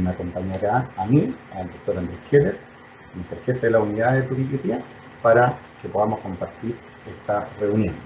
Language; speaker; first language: Spanish; native; Spanish